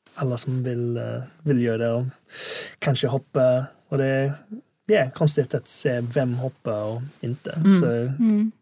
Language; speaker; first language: Swedish; non-native, fluent; English